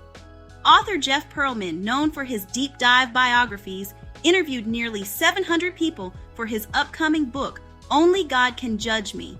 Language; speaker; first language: English; native; English